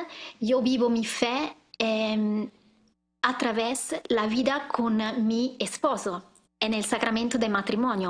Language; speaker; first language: Spanish; non-native, learner; Italian